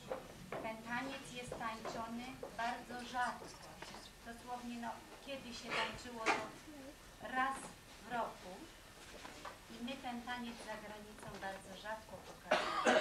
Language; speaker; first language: Polish; non-native, fluent; German